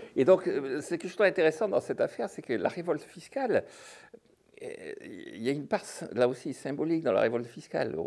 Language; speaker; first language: French; native; French